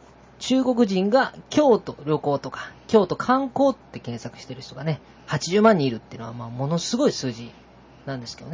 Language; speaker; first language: Japanese; native; Japanese